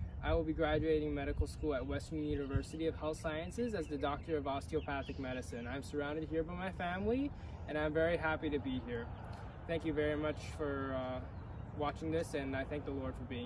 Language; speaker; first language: English; early bilingual, other home language; Chinese